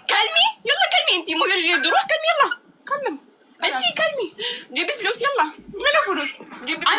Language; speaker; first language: Arabic; non-native, learner; Amharic